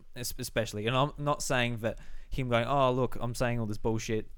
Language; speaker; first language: English; native; English